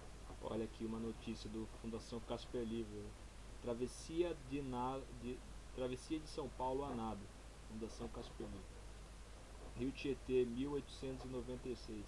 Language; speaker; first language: Portuguese; native; Portuguese